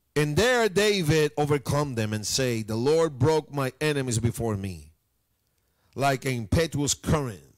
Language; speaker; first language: English; non-native, fluent; Spanish